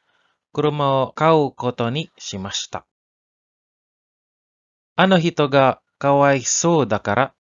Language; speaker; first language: Japanese; non-native, learner; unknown